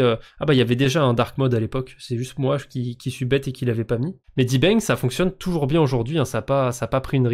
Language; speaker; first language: French; native; French